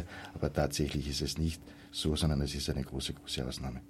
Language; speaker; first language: German; native; German